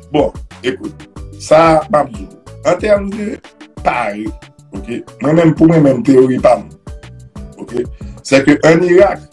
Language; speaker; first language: French; non-native, local second language; Haitian Creole